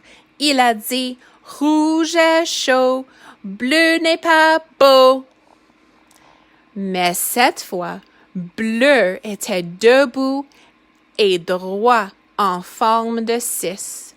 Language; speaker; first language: French; non-native, fluent; English